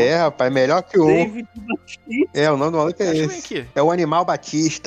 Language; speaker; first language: Portuguese; native; Portuguese